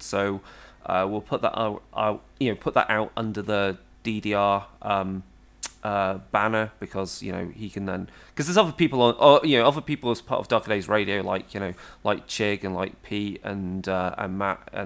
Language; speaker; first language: English; native; English